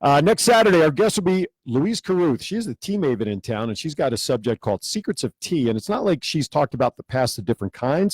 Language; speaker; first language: English; native; English